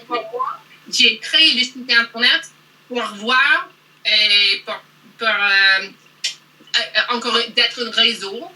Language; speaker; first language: French; non-native, learner; English